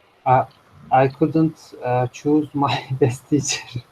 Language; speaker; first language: English; non-native, learner; Turkish